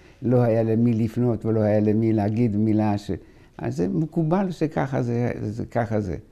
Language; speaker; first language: Hebrew; non-native, fluent; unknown